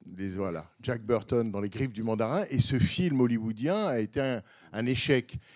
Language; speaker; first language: French; native; French